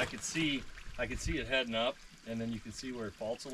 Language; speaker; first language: English; native; English